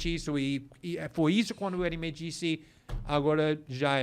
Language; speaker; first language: Portuguese; non-native, fluent; English